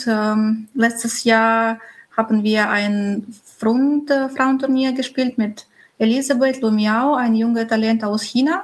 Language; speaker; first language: German; non-native, fluent; Russian